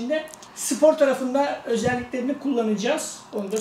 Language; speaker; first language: Turkish; native; Turkish